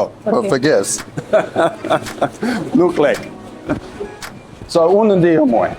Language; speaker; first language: Albanian; non-native, learner; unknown